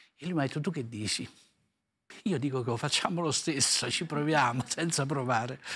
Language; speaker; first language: Italian; native; Italian